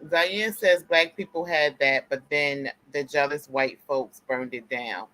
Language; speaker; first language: English; native; English